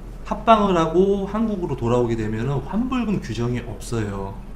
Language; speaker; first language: Korean; native; Korean